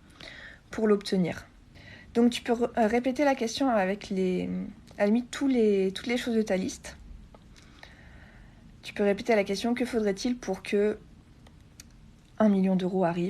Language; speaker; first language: French; native; French